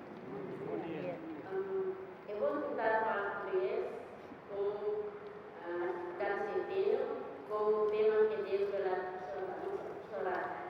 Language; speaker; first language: Portuguese; non-native, learner; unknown